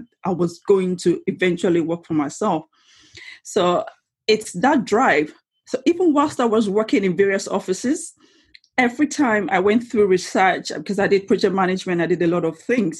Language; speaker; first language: English; non-native, local second language; Yoruba